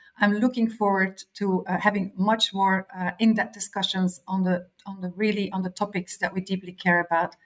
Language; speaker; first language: English; non-native, fluent; Dutch